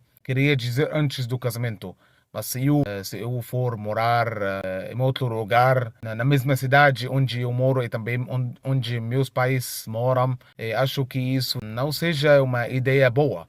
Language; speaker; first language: Portuguese; non-native, fluent; Arabic